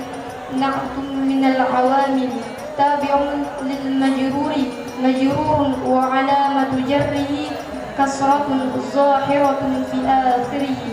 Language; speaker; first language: Arabic; non-native, learner; Indonesian